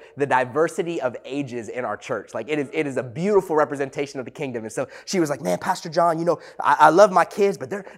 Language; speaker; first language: English; native; English